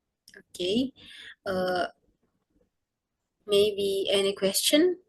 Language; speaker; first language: English; non-native, learner; Indonesian